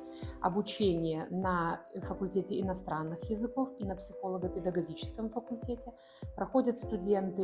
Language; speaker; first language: Russian; native; Russian